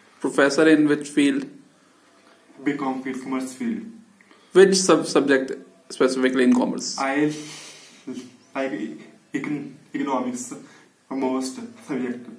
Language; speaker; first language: English; non-native, local second language; Hindi